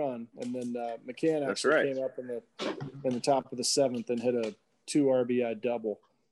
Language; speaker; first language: English; native; English